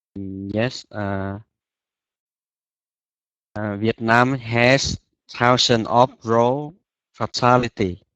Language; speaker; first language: English; non-native, learner; Vietnamese